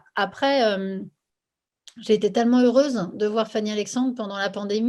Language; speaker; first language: French; native; French